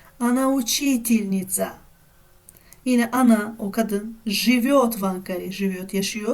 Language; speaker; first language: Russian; non-native, fluent; Turkish